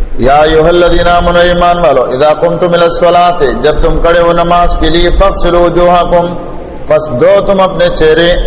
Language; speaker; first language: Urdu; non-native, local second language; Pashto